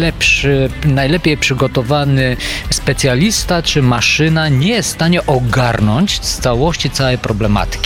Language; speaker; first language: Polish; non-native, fluent; Bulgarian